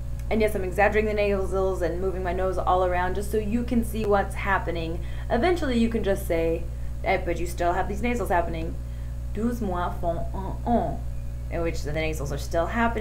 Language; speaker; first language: English; native; English